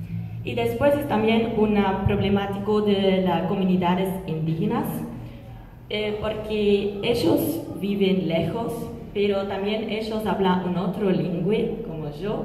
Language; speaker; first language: Spanish; non-native, learner; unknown